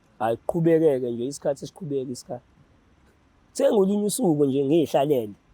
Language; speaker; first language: Zulu; native; Zulu